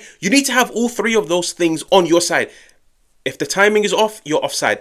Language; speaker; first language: English; native; English